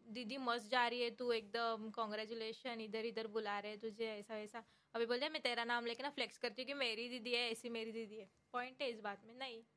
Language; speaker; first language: Hindi; non-native, local second language; Marathi